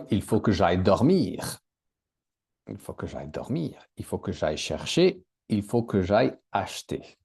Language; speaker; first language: French; native; French